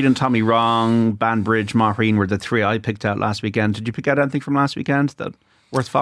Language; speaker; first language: English; native; English